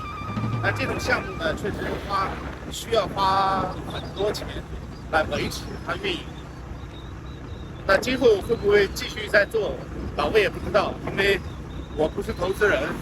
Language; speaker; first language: Chinese; native; Chinese